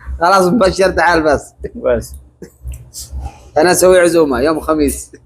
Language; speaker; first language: Arabic; non-native, learner; Bangla